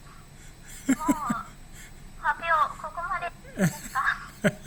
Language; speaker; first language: Japanese; non-native, learner; Indonesian